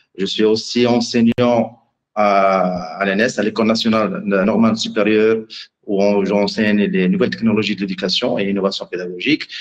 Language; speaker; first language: French; non-native, local second language; Arabic